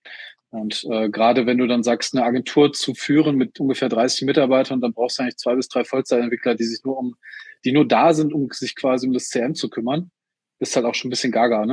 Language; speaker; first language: German; native; German